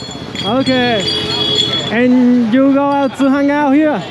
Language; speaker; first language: English; non-native, learner; Vietnamese